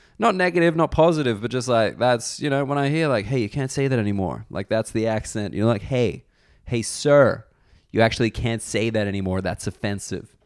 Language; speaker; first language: English; native; English